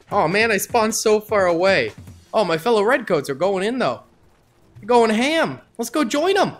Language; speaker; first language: English; native; English